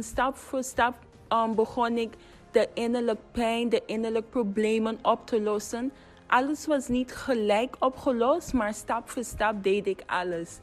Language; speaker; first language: Dutch; non-native, fluent; English